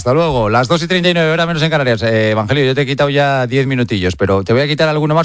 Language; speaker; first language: Spanish; native; Spanish